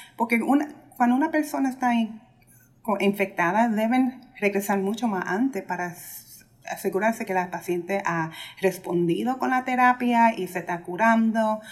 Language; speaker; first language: Spanish; early bilingual, heritage; Spanish